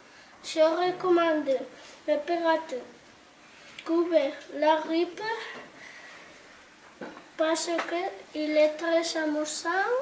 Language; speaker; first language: French; non-native, learner; Catalan